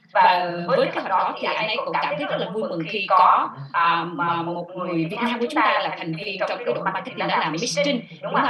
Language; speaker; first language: Vietnamese; native; Vietnamese